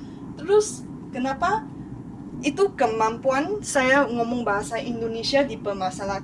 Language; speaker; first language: Indonesian; non-native, fluent; Chinese